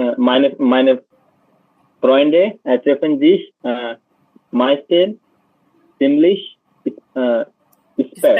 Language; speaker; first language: German; non-native, learner; Bangla